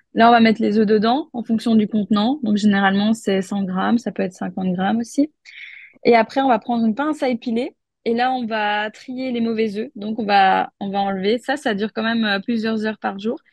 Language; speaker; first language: French; native; French